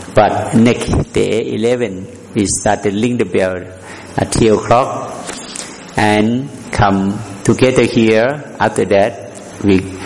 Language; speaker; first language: English; non-native, learner; Thai